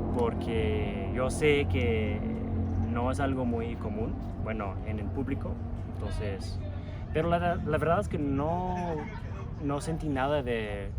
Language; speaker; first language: Spanish; non-native, fluent; English